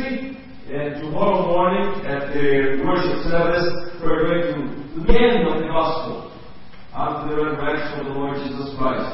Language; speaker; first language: English; non-native, fluent; Portuguese